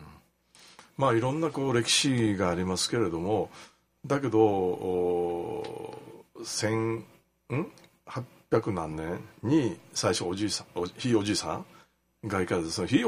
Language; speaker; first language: Japanese; native; Japanese